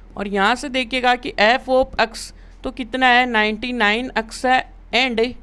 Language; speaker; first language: Hindi; native; Hindi